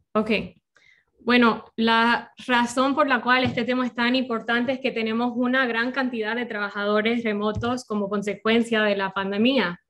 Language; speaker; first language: Spanish; non-native, fluent; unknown